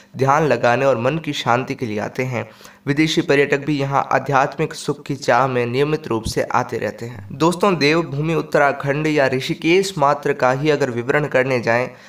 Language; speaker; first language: Hindi; native; Hindi